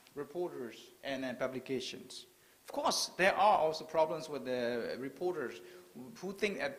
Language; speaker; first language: English; non-native, fluent; Burmese